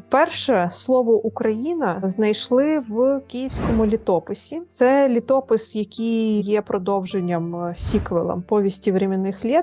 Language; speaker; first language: Ukrainian; native; Ukrainian